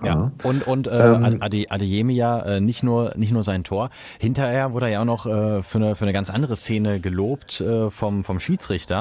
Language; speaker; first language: German; native; German